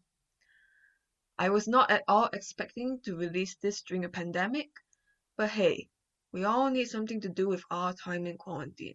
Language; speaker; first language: English; non-native, local second language; Chinese